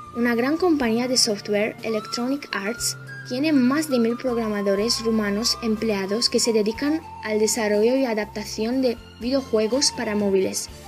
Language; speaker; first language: Spanish; non-native, fluent; Romanian